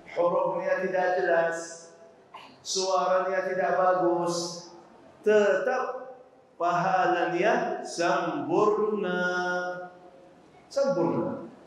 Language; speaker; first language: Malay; non-native, fluent; Arabic